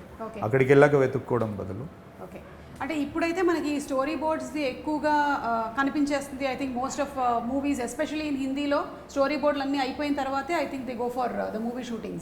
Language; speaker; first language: Telugu; native; Telugu